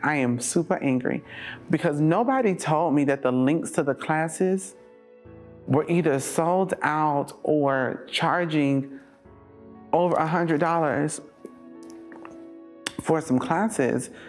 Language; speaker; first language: English; native; English